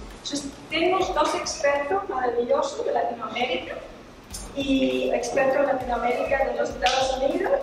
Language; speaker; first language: Spanish; early bilingual, heritage; Spanish